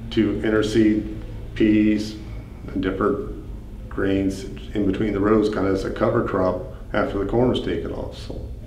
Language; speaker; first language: English; native; English